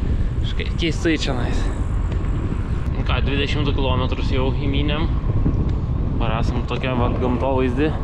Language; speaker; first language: Lithuanian; native; Lithuanian